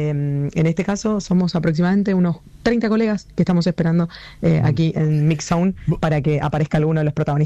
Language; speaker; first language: Spanish; native; Spanish